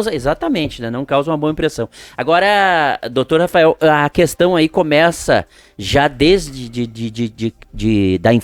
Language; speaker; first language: Portuguese; native; Portuguese